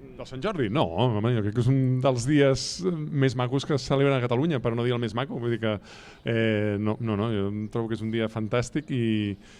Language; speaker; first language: Catalan; native; Catalan